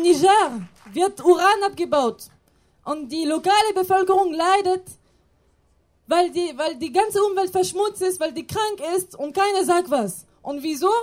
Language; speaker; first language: German; non-native, fluent; French